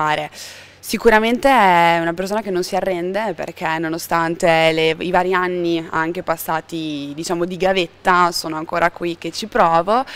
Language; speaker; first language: Italian; native; Italian